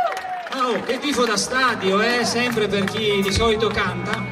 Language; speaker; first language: Italian; native; Italian